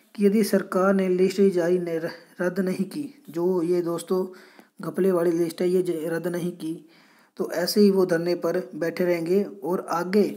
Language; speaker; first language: Hindi; non-native, local second language; Punjabi